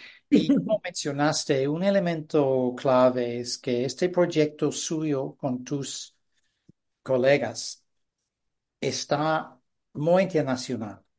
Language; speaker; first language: Spanish; non-native, fluent; English